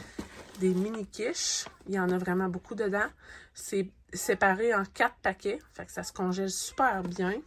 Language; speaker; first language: French; native; French